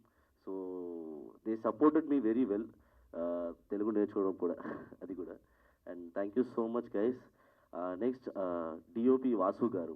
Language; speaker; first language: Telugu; non-native, learner; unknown